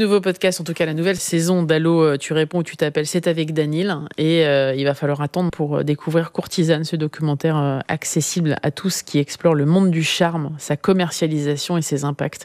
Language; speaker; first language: French; native; French